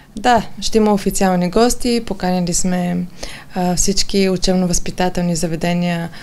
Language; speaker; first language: Bulgarian; native; Bulgarian